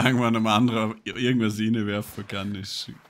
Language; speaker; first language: German; native; German